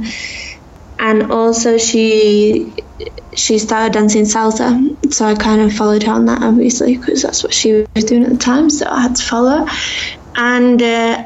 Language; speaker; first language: English; native; English